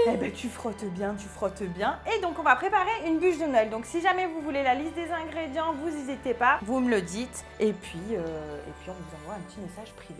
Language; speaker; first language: French; native; French